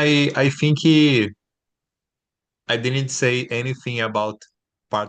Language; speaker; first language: English; non-native, learner; Portuguese